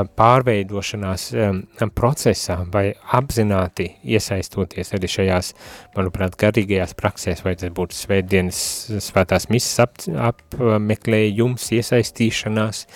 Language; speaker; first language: Latvian; native; Latvian